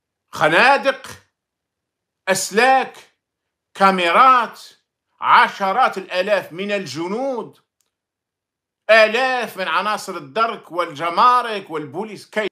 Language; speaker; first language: Arabic; native; Arabic